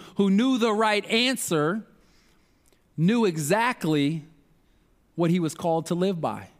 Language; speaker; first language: English; native; English